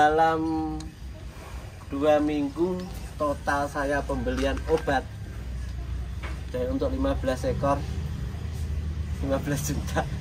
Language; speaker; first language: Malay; non-native, local second language; Javanese